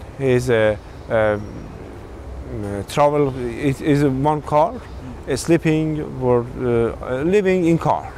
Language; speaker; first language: English; non-native, learner; Persian